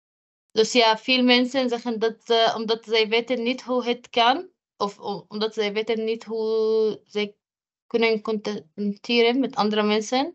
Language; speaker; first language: Dutch; non-native, fluent; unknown